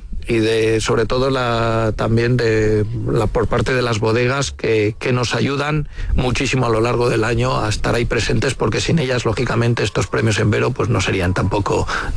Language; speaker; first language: Spanish; native; Spanish